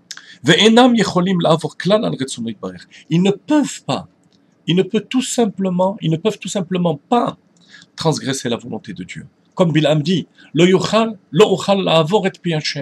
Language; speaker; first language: French; native; French